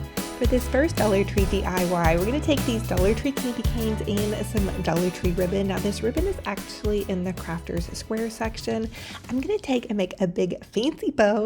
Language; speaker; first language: English; native; English